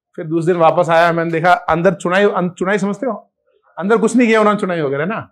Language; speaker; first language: Hindi; native; Hindi